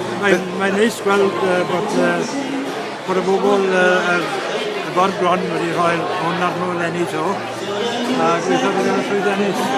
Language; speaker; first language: Welsh; native; Welsh